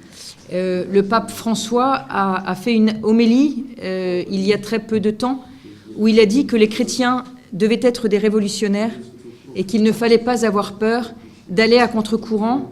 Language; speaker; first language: French; native; French